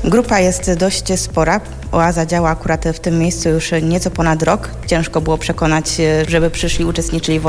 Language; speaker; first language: Polish; native; Polish